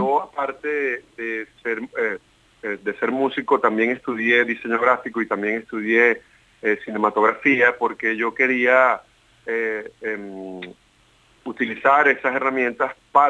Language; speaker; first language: Spanish; native; Spanish